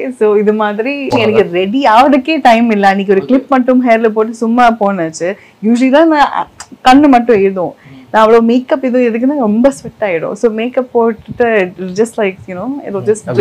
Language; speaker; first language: Tamil; non-native, learner; Malayalam